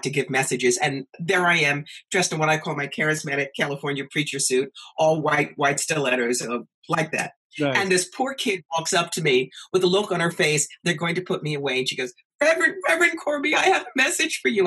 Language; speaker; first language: English; native; English